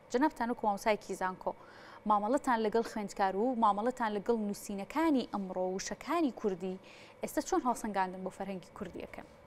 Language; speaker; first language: Central Kurdish; native; Central Kurdish